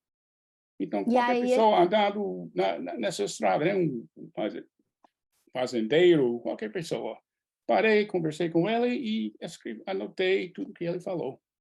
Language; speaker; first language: Portuguese; non-native, fluent; English